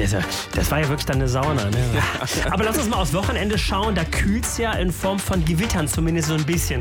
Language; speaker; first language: German; native; German